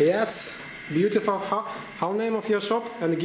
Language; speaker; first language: English; non-native, learner; Russian